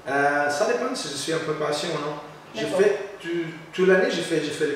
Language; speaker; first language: French; non-native, learner; Portuguese